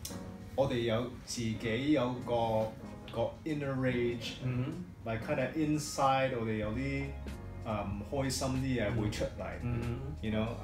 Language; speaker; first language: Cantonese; early bilingual, heritage; English